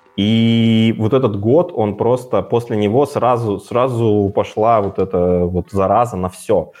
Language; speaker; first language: Russian; native; Russian